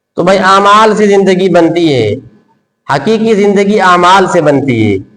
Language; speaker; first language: Urdu; non-native, local second language; Sindhi